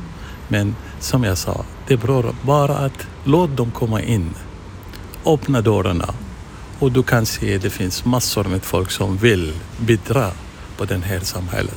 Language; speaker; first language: Swedish; non-native, fluent; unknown